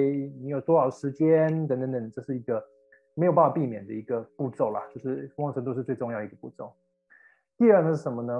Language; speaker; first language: Chinese; native; Chinese